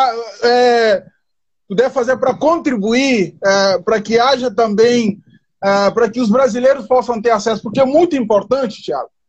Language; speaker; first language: Portuguese; non-native, local second language; Upper Guinea Crioulo